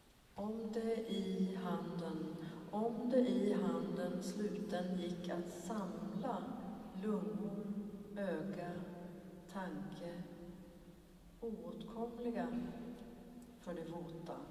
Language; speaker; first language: Swedish; native; Swedish